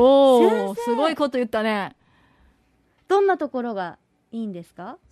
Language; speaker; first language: Japanese; native; Japanese